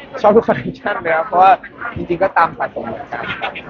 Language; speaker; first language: Thai; native; Thai